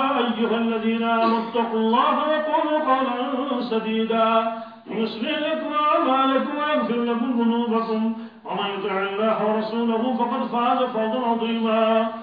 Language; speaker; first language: Arabic; non-native, fluent; Urdu